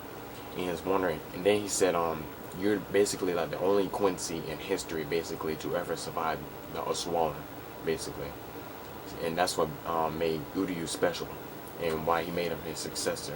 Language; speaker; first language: English; native; English